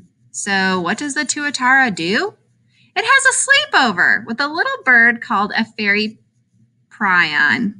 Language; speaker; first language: English; native; English